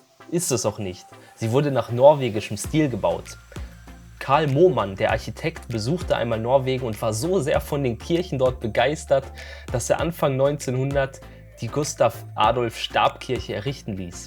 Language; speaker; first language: German; native; German